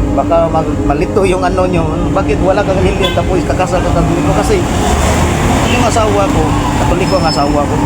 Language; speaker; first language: Filipino; non-native, local second language; Cebuano